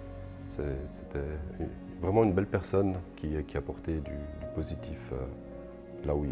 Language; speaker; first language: French; native; French